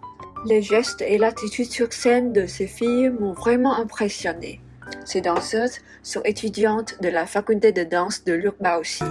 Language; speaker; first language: French; non-native, fluent; Vietnamese